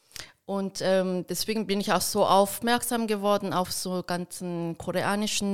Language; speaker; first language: German; early bilingual, heritage; Korean